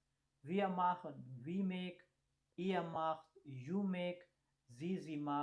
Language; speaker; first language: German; non-native, fluent; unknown